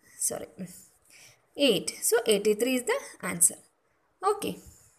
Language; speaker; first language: English; non-native, local second language; Malayalam